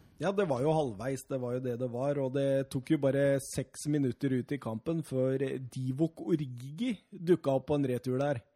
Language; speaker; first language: Norwegian; native; Norwegian